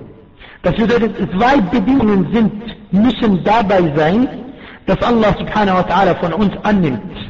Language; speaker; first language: German; non-native, fluent; Arabic